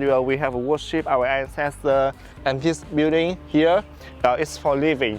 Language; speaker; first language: English; non-native, fluent; Vietnamese